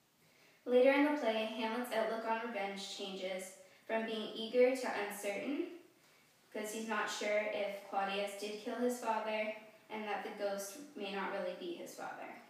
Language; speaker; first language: English; native; English